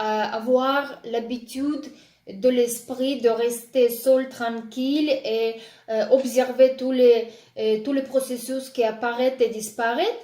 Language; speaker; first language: French; non-native, fluent; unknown